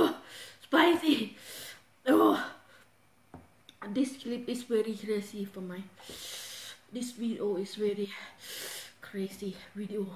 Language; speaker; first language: English; non-native, learner; Thai